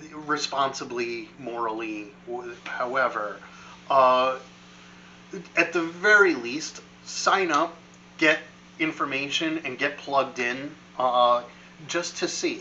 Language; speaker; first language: English; native; English